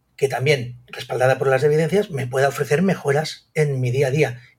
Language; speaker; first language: Spanish; native; Spanish